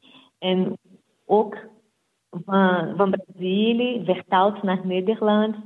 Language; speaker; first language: Dutch; non-native, fluent; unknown